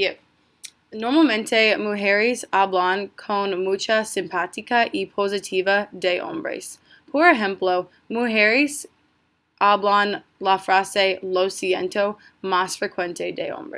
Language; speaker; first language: Spanish; non-native, learner; English